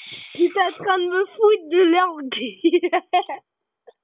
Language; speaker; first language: French; native; French